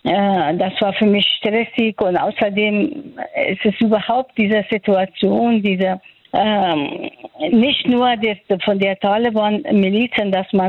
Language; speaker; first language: German; non-native, fluent; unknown